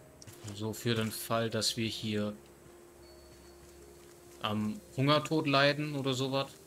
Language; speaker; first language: German; native; German